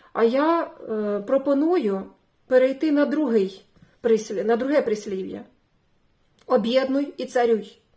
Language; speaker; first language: Ukrainian; non-native, local second language; Russian